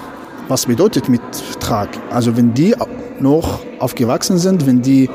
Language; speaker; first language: German; non-native, fluent; Arabic